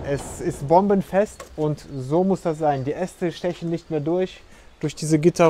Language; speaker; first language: German; native; German